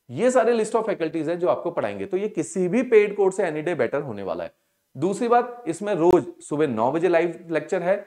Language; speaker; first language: Hindi; non-native, local second language; Punjabi